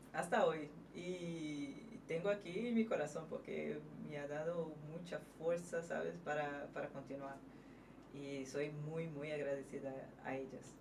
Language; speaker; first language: Spanish; non-native, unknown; Portuguese